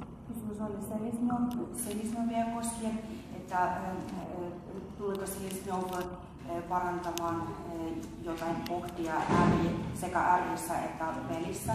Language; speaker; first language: Finnish; non-native, fluent; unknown